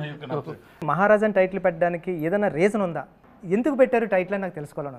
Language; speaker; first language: Telugu; native; Telugu